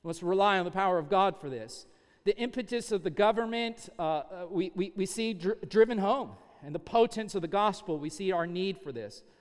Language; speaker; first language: English; native; English